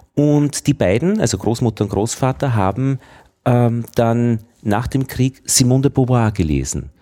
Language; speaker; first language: German; native; German